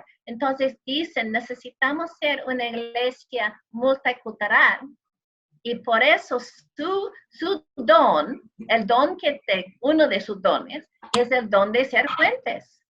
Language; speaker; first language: Spanish; non-native, fluent; English